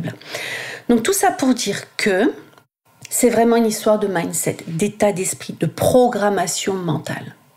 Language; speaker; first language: French; native; French